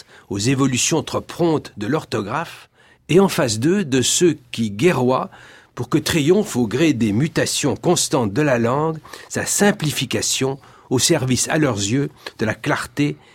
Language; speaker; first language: French; native; French